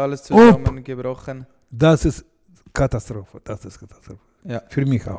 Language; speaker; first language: German; non-native, learner; Russian